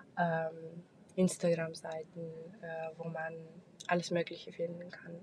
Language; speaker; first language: German; non-native, fluent; Russian